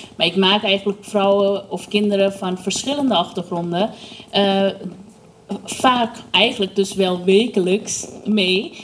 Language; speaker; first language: Dutch; non-native, fluent; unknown